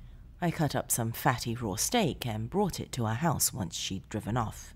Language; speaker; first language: English; native; English